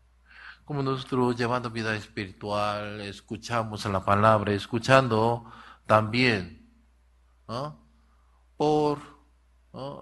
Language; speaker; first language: Spanish; non-native, learner; Korean